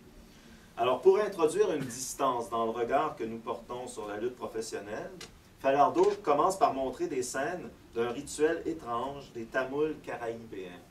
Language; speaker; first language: French; native; French